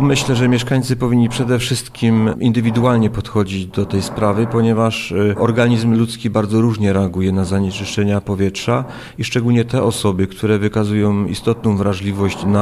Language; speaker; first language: Polish; native; Polish